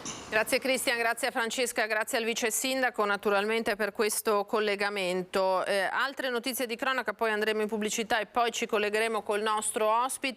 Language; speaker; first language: Italian; native; Italian